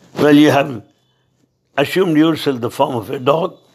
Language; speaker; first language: English; non-native, local second language; Telugu